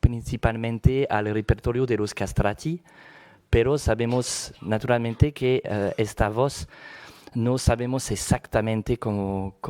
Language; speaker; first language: Spanish; non-native, fluent; French